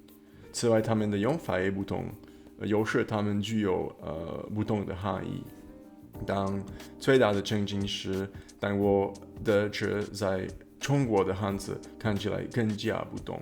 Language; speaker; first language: Chinese; non-native, fluent; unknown